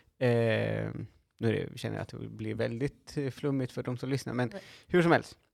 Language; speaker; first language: Swedish; non-native, fluent; Spanish